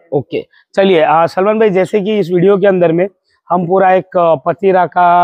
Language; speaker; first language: Hindi; non-native, local second language; Gujarati